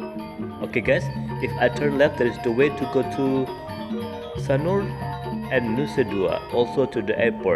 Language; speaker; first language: English; non-native, learner; Indonesian